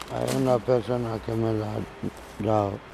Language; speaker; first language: Spanish; non-native, learner; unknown